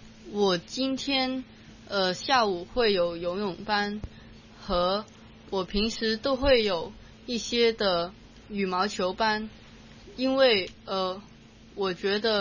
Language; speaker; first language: Chinese; non-native, local second language; Cantonese